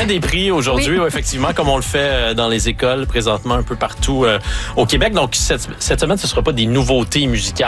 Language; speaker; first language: French; native; French